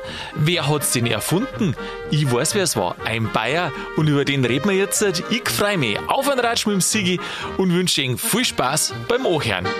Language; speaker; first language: German; native; German